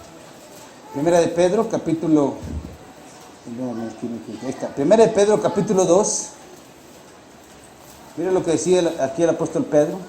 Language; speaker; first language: Spanish; native; Spanish